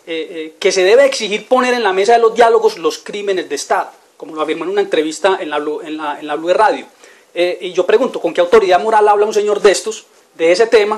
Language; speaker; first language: Spanish; native; Spanish